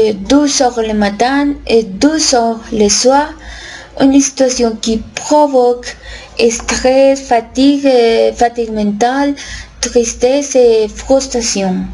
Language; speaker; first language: French; non-native, learner; Spanish